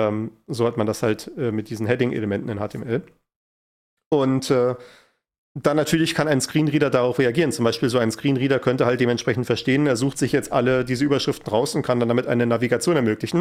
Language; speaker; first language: German; native; German